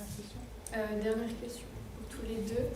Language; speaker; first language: French; native; French